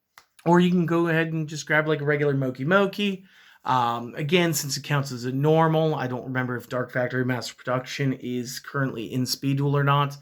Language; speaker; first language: English; native; English